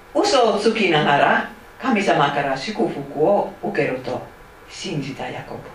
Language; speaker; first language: Japanese; non-native, fluent; Finnish